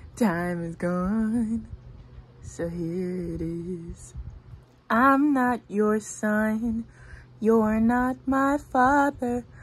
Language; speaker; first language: English; native; English